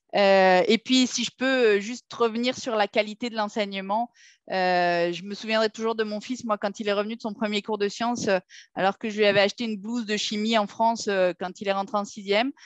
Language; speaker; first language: French; native; French